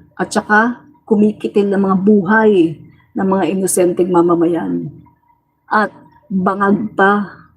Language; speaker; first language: Filipino; non-native, local second language; Cebuano